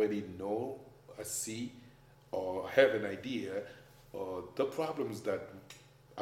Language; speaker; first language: English; non-native, fluent; Haitian Creole